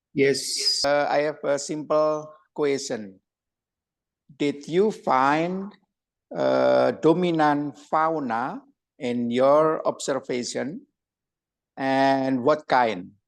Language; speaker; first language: English; non-native, learner; Indonesian